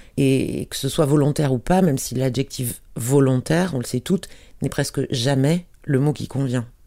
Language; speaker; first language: French; native; French